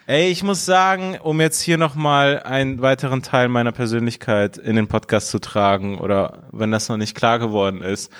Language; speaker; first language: German; early bilingual, other home language; Persian